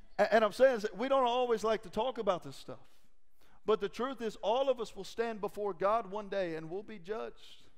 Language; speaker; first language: English; native; English